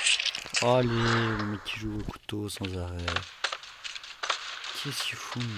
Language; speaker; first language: French; native; French